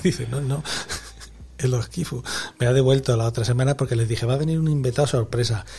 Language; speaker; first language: Spanish; native; Spanish